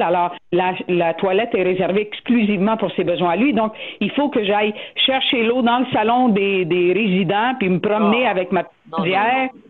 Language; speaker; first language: French; native; French